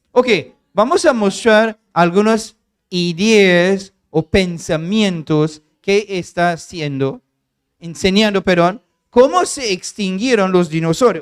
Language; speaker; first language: Spanish; non-native, fluent; English